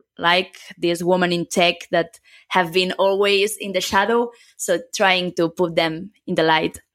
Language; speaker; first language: English; non-native, fluent; Catalan